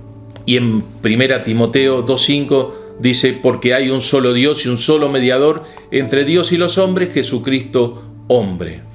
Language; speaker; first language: Spanish; native; Spanish